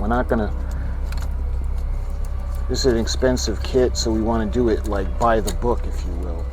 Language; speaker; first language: English; native; English